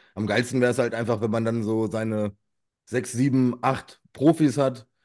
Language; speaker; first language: German; early bilingual, other home language; Russian